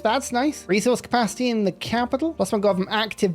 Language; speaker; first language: English; native; English